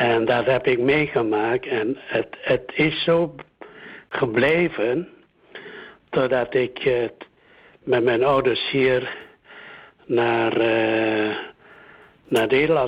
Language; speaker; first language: Dutch; early bilingual, other home language; Indonesian